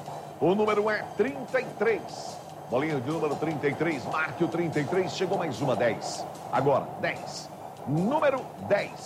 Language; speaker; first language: Portuguese; native; Portuguese